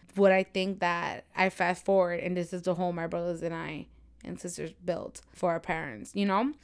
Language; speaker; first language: English; native; English